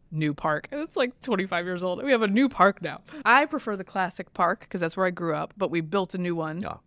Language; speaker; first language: English; native; English